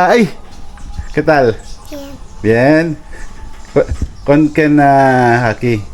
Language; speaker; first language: Spanish; non-native, learner; Filipino